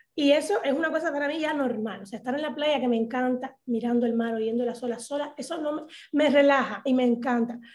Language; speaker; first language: Spanish; native; Spanish